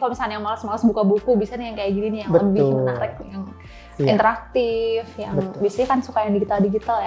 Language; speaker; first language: Indonesian; native; Indonesian